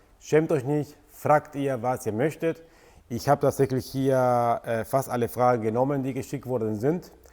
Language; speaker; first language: German; non-native, fluent; Spanish